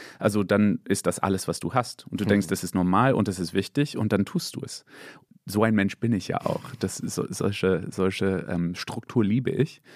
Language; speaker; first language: German; non-native, fluent; English